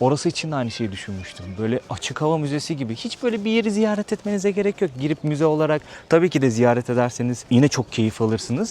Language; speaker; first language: Turkish; native; Turkish